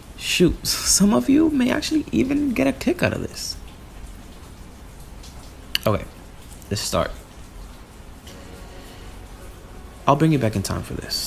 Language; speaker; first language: English; native; English